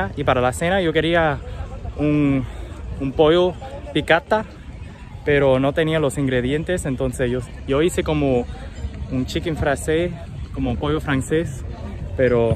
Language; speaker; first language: Spanish; non-native, learner; English